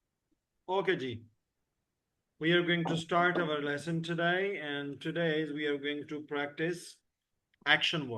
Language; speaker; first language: English; non-native, fluent; Urdu